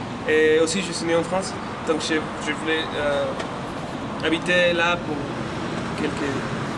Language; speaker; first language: French; non-native, fluent; Spanish